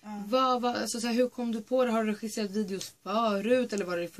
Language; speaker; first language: Swedish; native; Swedish